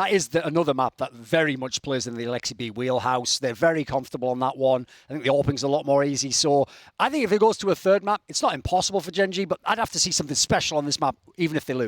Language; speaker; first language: English; native; English